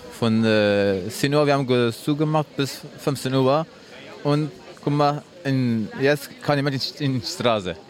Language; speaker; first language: German; non-native, learner; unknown